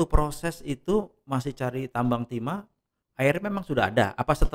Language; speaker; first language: Indonesian; native; Indonesian